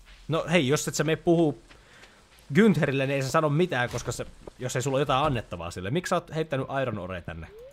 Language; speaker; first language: Finnish; native; Finnish